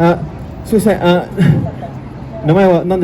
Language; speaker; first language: Japanese; non-native, learner; English